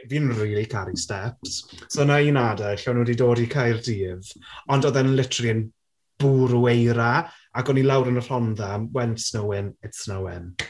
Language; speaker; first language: Welsh; native; Welsh